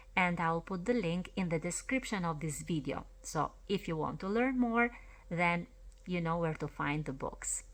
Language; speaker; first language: English; non-native, fluent; Albanian